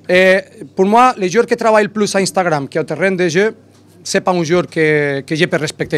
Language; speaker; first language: French; non-native, learner; Spanish